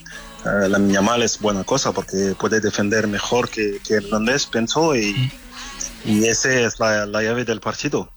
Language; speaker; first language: Spanish; non-native, fluent; French